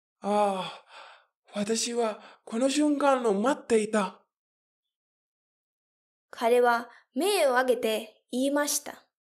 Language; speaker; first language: Japanese; non-native, fluent; English